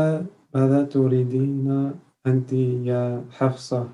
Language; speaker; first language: Arabic; non-native, learner; French